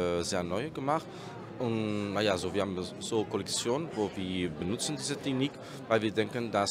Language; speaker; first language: German; non-native, learner; Spanish